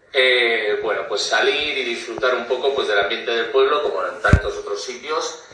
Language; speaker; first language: Spanish; native; Spanish